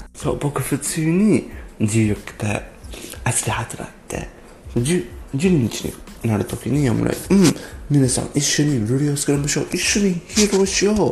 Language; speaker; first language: Japanese; non-native, learner; English